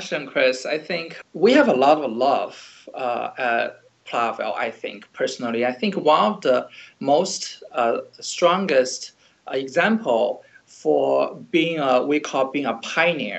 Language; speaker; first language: English; non-native, fluent; Chinese